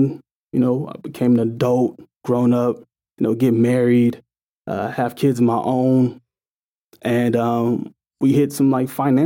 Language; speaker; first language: English; native; English